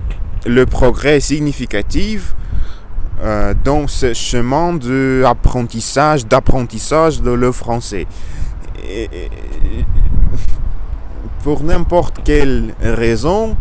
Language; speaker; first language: French; non-native, learner; Russian